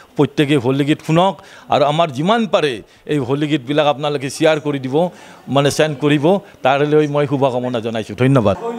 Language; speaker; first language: Assamese; native; Assamese